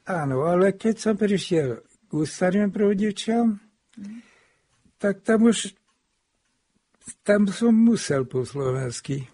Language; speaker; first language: Slovak; early bilingual, heritage; Hungarian